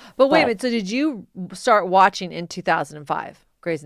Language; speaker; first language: English; native; English